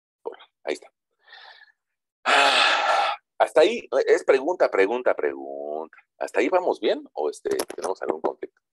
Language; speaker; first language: Spanish; native; Spanish